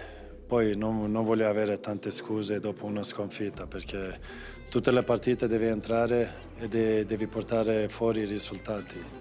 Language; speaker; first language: Italian; non-native, fluent; Swedish